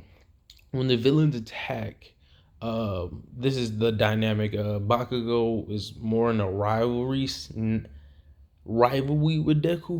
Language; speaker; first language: English; native; English